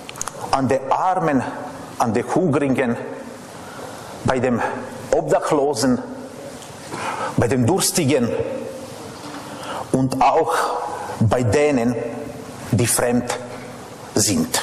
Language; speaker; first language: German; non-native, fluent; Serbian